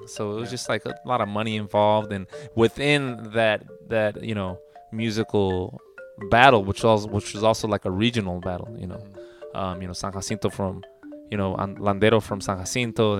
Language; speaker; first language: English; native; English